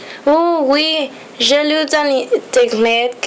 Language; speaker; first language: French; non-native, learner; Spanish